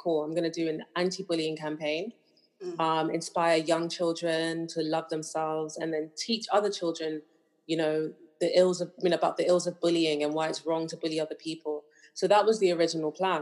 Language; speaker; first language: English; native; English